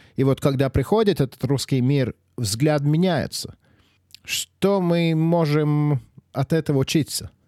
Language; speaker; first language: Russian; non-native, local second language; Latvian